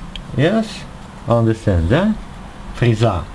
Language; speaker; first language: English; non-native, learner; Russian